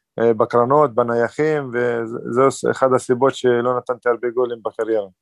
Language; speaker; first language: Hebrew; non-native, local second language; Arabic